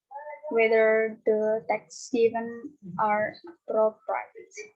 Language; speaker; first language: English; non-native, learner; Indonesian